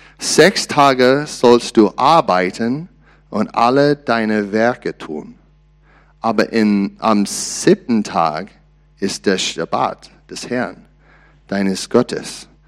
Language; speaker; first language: German; non-native, learner; English